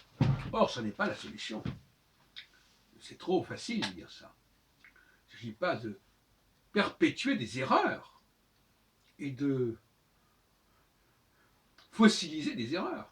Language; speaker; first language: French; native; French